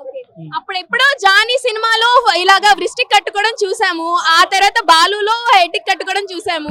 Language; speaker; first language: Telugu; native; Telugu